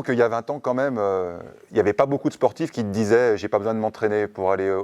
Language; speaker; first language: French; native; French